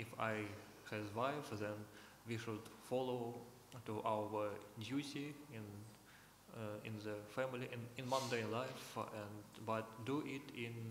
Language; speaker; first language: English; non-native, learner; Russian